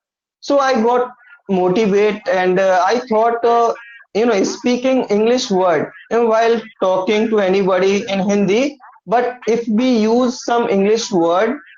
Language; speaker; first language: English; non-native, learner; Hindi